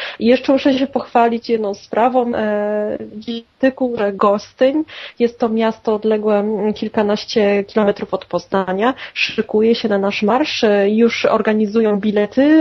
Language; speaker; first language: Polish; native; Polish